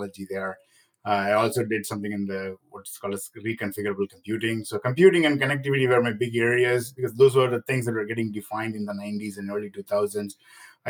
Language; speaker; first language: English; non-native, local second language; Tamil